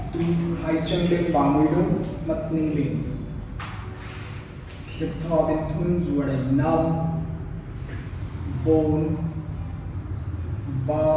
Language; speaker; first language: Vietnamese; non-native, learner; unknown